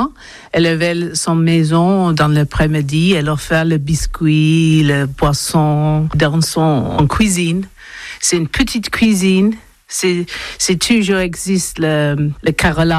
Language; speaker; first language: French; non-native, learner; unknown